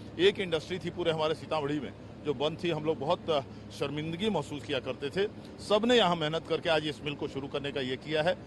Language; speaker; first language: Hindi; native; Hindi